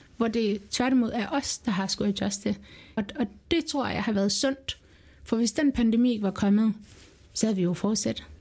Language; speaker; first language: Danish; early bilingual, other home language; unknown